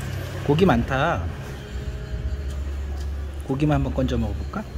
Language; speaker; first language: Korean; native; Korean